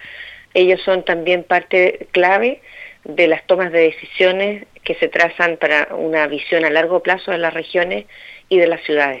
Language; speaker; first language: Spanish; native; Spanish